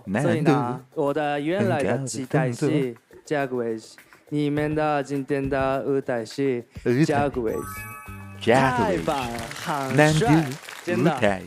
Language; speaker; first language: Chinese; non-native, fluent; Japanese